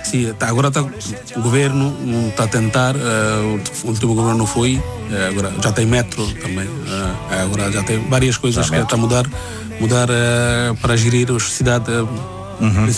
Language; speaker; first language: Portuguese; non-native, learner; Bangla